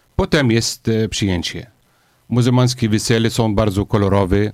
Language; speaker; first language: Polish; non-native, learner; Arabic